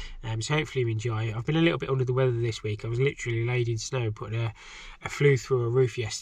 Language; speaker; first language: English; native; English